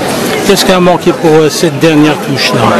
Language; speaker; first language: French; non-native, local second language; Arabic